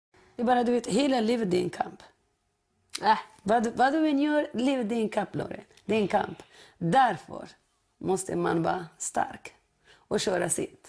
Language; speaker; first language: Swedish; non-native, fluent; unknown